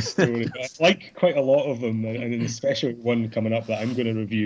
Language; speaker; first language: English; native; English